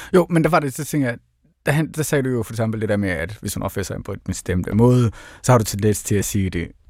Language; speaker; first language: Danish; early bilingual, other home language; Somali